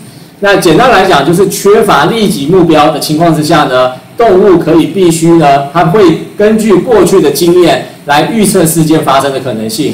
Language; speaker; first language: Chinese; native; Chinese